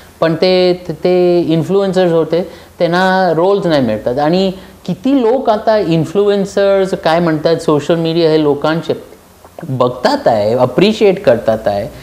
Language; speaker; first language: Marathi; early bilingual, heritage; Marathi